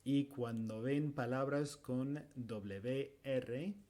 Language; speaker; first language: Spanish; non-native, fluent; English